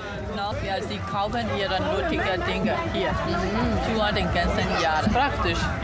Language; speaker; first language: German; non-native, learner; Burmese